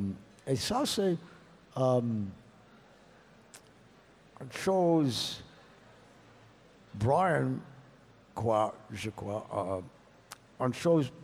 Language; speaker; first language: French; non-native, learner; English